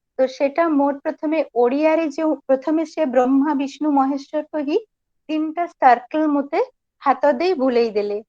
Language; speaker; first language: Odia; non-native, local second language; Bangla